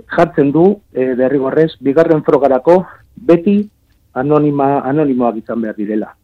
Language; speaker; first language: Basque; non-native, local second language; Spanish